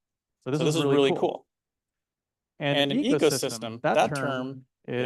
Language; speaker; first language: English; native; English